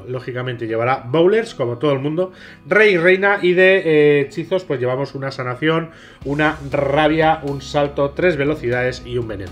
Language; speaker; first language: Spanish; native; Spanish